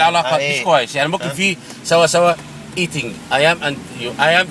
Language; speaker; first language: Arabic; native; Arabic